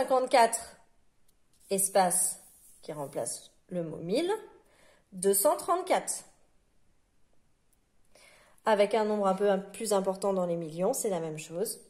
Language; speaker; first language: French; native; French